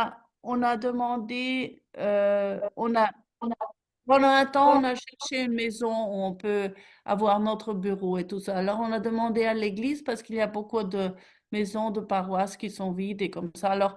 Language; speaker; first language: French; non-native, fluent; German